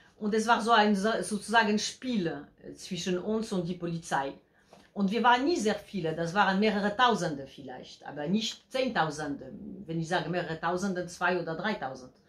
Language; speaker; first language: German; non-native, fluent; Polish